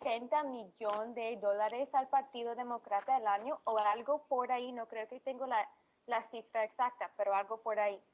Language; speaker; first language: Spanish; non-native, fluent; English